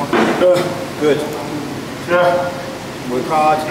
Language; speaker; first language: English; native; English